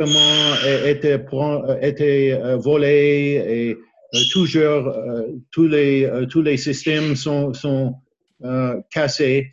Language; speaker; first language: French; non-native, learner; English